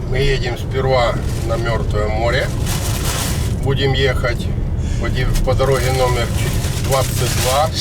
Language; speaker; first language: Russian; native; Russian